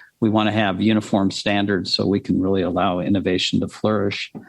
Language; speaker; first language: English; native; English